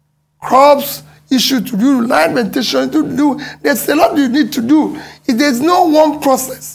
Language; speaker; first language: English; non-native, local second language; Igbo